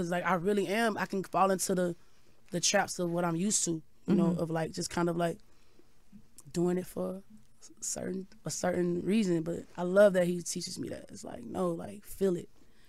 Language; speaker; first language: English; native; English